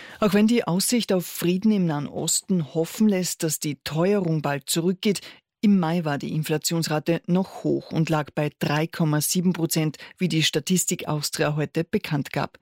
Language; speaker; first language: German; native; German